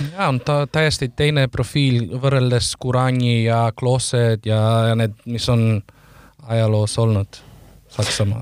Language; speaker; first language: Estonian; non-native, fluent; Macedonian